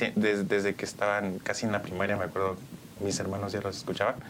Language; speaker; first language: Spanish; early bilingual, heritage; Spanish